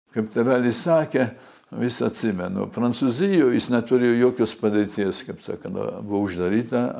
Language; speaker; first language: Lithuanian; early bilingual, heritage; Lithuanian